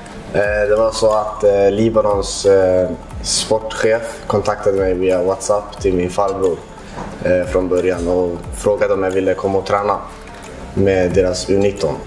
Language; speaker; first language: Swedish; early bilingual, other home language; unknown